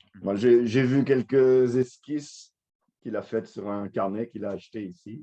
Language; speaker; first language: French; native; French